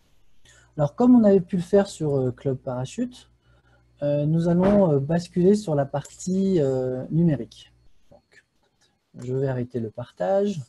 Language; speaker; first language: French; native; French